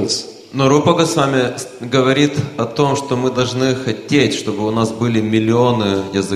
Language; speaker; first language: Russian; native; Russian